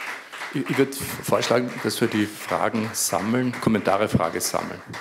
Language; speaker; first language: German; native; German